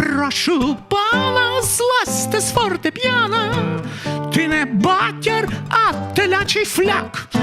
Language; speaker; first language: Ukrainian; native; Ukrainian